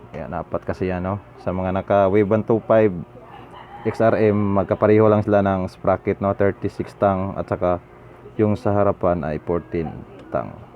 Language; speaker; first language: Filipino; non-native, local second language; Cebuano